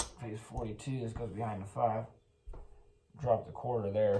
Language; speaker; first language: English; native; English